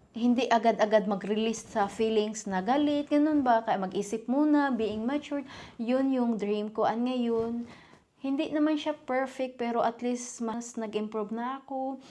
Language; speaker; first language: Filipino; non-native, local second language; Cebuano